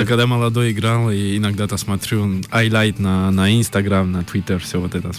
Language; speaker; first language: Russian; early bilingual, heritage; French